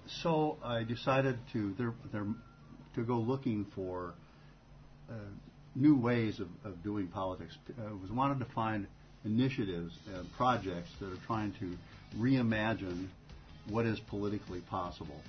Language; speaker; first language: English; native; English